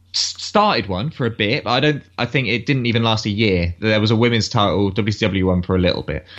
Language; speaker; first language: English; native; English